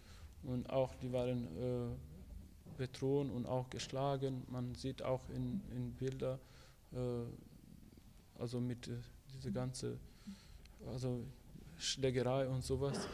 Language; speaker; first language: German; non-native, fluent; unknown